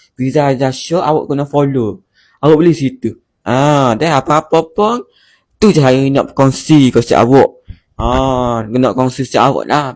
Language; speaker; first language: Malay; native; Malay